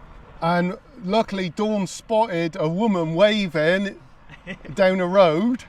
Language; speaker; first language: English; native; English